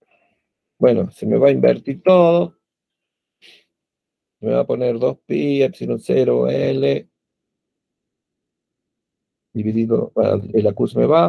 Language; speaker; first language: Spanish; native; Spanish